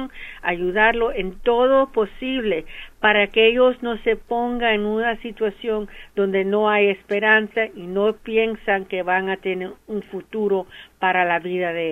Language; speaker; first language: Spanish; early bilingual, heritage; English